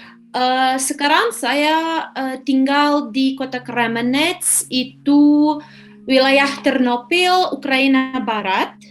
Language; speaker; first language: Indonesian; non-native, fluent; Ukrainian